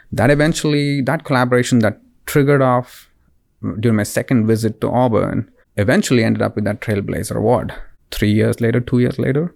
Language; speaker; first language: English; non-native, local second language; Kannada